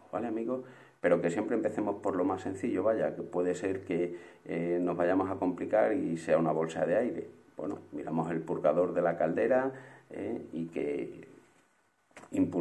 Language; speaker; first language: Spanish; native; Spanish